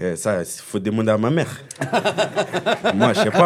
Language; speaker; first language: French; early bilingual, other home language; Kabuverdianu